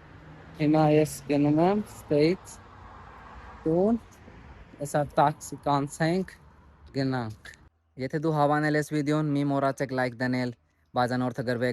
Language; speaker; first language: Armenian; non-native, learner; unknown